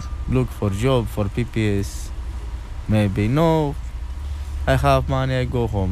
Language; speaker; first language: English; non-native, learner; Romanian